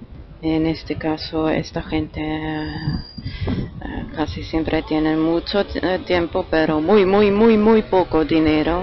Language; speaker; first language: Spanish; non-native, fluent; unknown